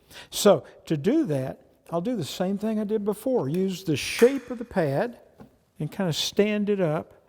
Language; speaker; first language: English; native; English